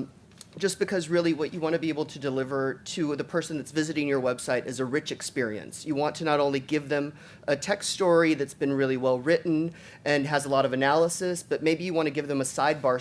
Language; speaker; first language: English; native; English